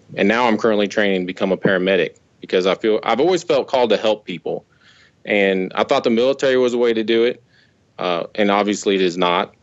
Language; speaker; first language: English; native; English